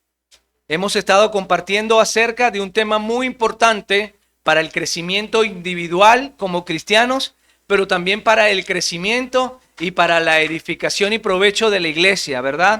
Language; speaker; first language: Spanish; native; Spanish